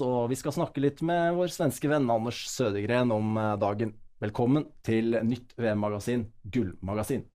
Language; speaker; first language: Norwegian; native; Norwegian